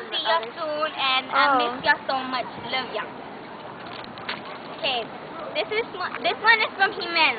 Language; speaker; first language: English; native; English